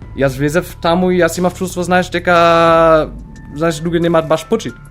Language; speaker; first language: Macedonian; non-native, learner; German